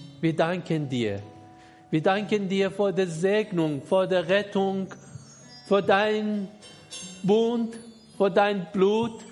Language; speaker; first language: German; non-native, learner; Persian